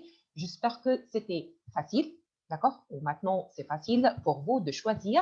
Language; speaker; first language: French; non-native, fluent; Arabic